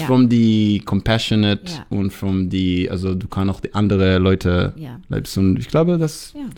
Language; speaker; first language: German; non-native, learner; Hebrew